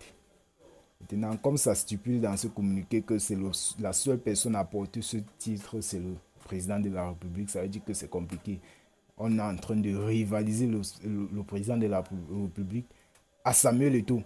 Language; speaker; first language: French; native; French